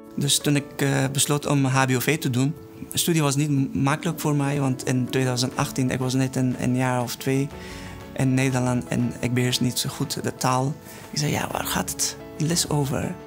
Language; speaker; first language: Dutch; non-native, fluent; Persian